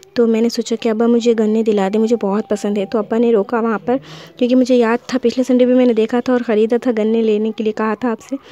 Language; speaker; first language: Hindi; non-native, local second language; Urdu